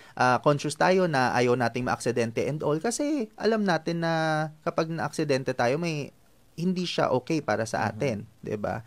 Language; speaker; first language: Filipino; non-native, local second language; Hiligaynon